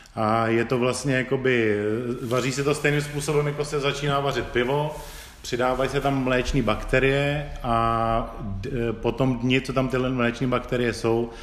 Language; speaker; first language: Czech; early bilingual, other home language; Greek